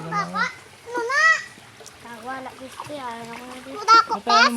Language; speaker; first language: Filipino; non-native, local second language; Hiligaynon